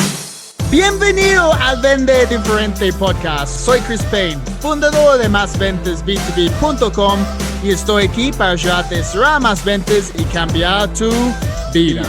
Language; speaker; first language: Spanish; non-native, fluent; English